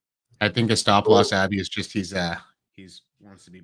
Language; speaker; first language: English; native; English